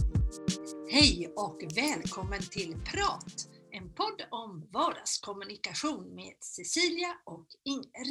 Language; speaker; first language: Swedish; native; Swedish